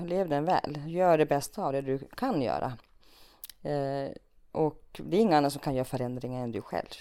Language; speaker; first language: Swedish; early bilingual, other home language; Finnish